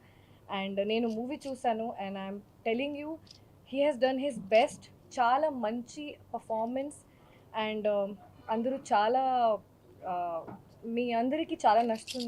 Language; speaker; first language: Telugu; non-native, learner; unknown